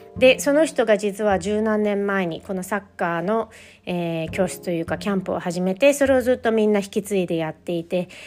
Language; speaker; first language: Japanese; early bilingual, heritage; Japanese